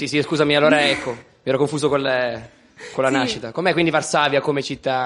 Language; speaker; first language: Italian; native; Italian